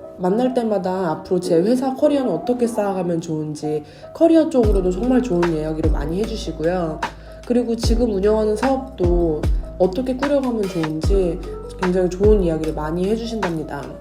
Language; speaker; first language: Korean; native; Korean